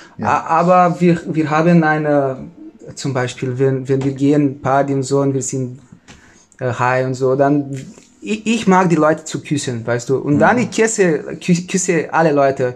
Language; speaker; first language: German; non-native, learner; Portuguese